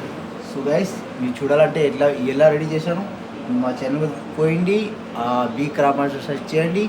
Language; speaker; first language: Telugu; non-native, local second language; Hindi